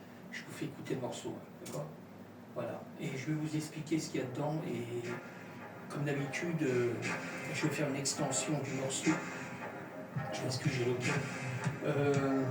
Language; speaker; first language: French; native; French